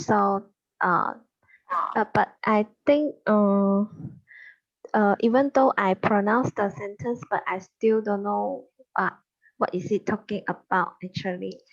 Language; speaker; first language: English; non-native, learner; Chinese